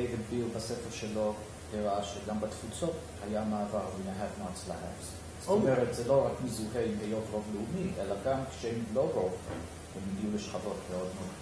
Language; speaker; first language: Hebrew; native; Hebrew